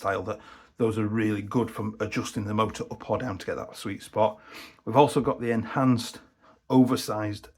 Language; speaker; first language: English; native; English